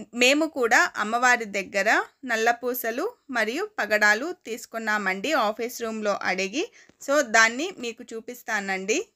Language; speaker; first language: Telugu; non-native, local second language; Kannada